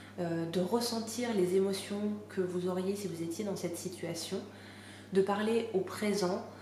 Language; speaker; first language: French; native; French